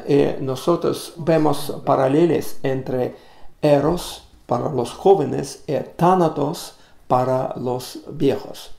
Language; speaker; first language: Spanish; non-native, learner; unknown